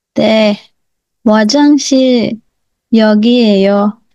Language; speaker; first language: Korean; non-native, learner; Filipino